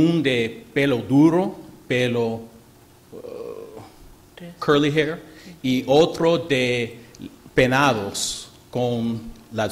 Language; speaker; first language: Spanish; non-native, learner; English